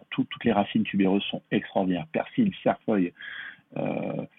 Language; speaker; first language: French; native; French